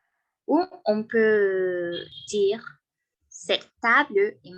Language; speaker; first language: French; non-native, learner; Spanish